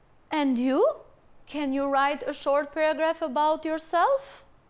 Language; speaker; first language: English; non-native, fluent; Albanian